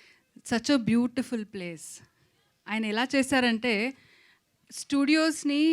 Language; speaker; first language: Telugu; non-native, local second language; Kannada